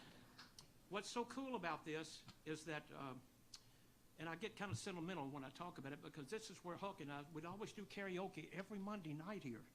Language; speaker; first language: English; native; English